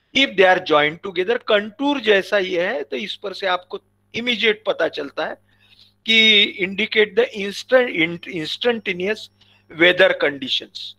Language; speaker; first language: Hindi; non-native, local second language; Marathi